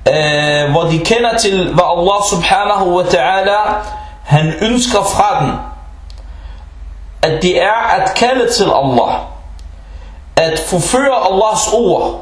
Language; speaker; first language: Danish; early bilingual, other home language; Arabic